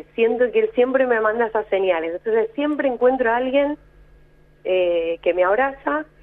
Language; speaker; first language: Spanish; native; Spanish